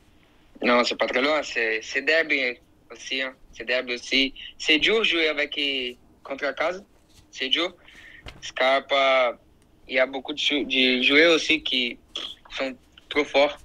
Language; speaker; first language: French; non-native, learner; Portuguese